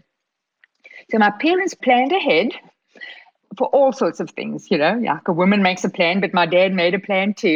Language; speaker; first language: English; native; English